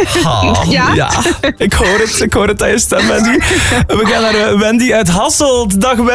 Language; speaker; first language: Dutch; native; Dutch